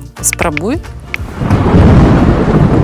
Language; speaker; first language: Belarusian; native; Belarusian